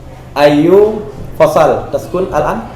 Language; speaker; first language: Arabic; non-native, fluent; Indonesian